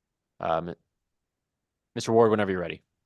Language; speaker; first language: English; native; English